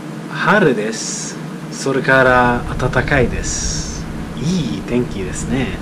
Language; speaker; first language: Japanese; non-native, learner; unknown